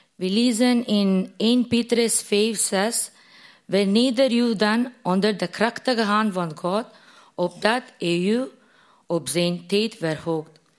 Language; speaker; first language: Dutch; non-native, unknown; Tamil